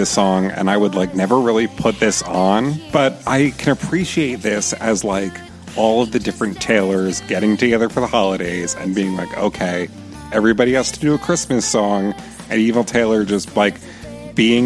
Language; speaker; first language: English; native; English